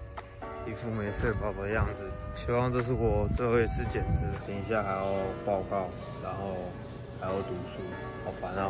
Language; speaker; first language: Chinese; native; Chinese